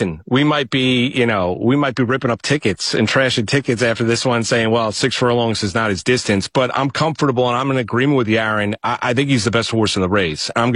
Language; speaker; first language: English; native; English